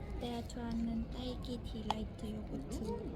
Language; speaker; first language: Korean; non-native, fluent; Japanese